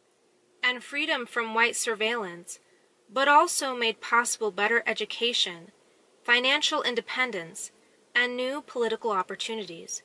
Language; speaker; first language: English; native; English